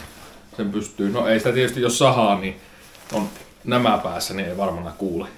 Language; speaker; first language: Finnish; native; Finnish